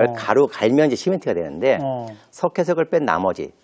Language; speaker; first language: Korean; native; Korean